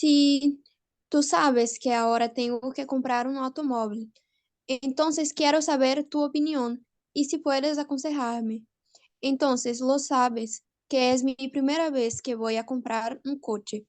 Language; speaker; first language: Spanish; non-native, learner; Portuguese